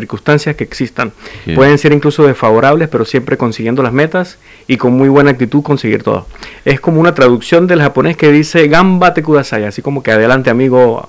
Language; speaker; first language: Spanish; native; Spanish